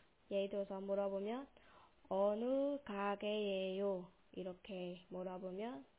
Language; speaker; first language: Korean; non-native, local second language; Burmese